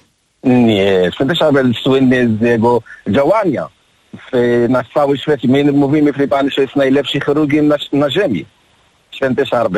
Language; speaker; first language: Polish; non-native, learner; Arabic